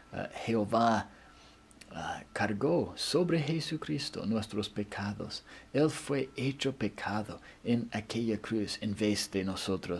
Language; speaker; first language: Spanish; non-native, fluent; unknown